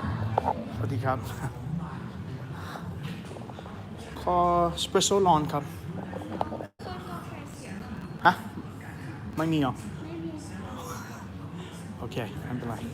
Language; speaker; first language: Thai; non-native, learner; English